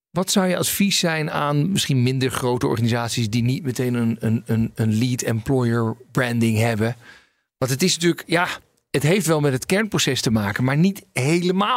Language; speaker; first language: Dutch; native; Dutch